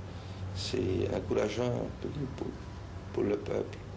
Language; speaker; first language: French; non-native, fluent; Spanish